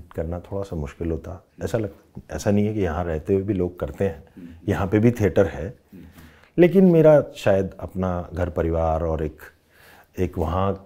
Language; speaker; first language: Hindi; non-native, local second language; Rajasthani